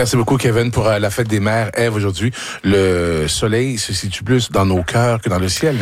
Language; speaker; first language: French; native; French